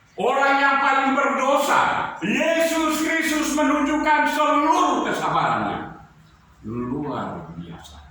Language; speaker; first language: Indonesian; native; Indonesian